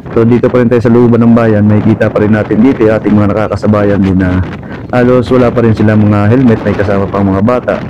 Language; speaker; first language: Filipino; non-native, local second language; Waray